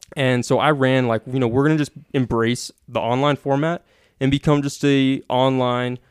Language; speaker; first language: English; native; English